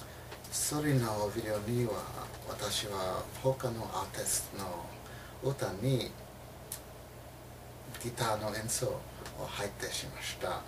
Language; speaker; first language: Japanese; non-native, learner; English